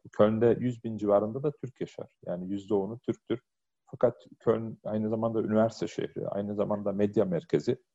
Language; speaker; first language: Turkish; early bilingual, heritage; Turkish